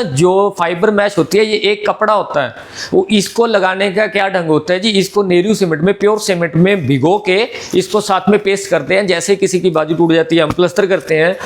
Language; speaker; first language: Hindi; non-native, local second language; Punjabi